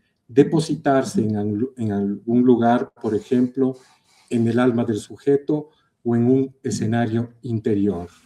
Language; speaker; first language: Spanish; native; Spanish